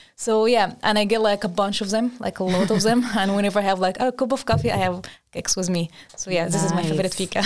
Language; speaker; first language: English; non-native, fluent; Arabic